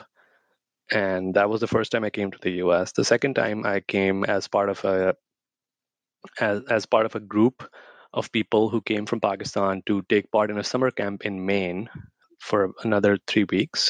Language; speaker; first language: English; non-native, local second language; Urdu